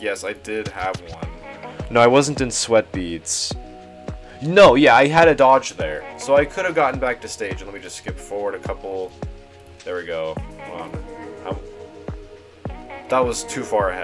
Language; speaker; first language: English; native; English